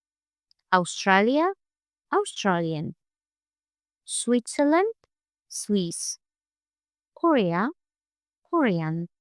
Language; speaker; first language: English; non-native, fluent; Polish